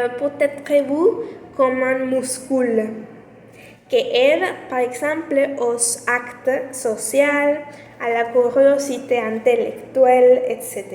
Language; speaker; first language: French; non-native, learner; Spanish